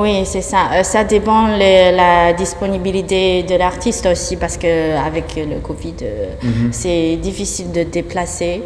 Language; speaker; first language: French; non-native, fluent; Chinese